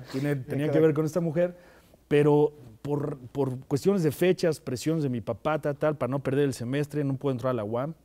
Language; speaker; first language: Spanish; native; Spanish